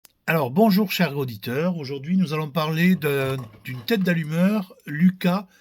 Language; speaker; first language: French; native; French